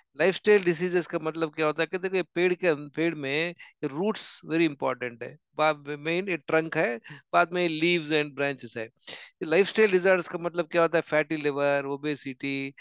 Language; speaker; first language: Hindi; non-native, local second language; Telugu